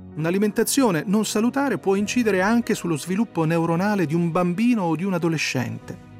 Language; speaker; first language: Italian; native; Italian